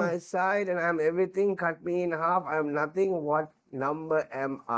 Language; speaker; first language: English; non-native, local second language; Sinhala